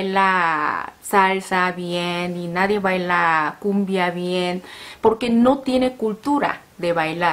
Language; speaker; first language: Spanish; non-native, learner; Korean